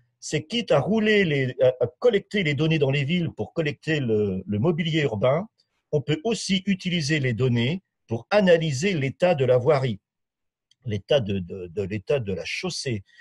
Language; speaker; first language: French; native; French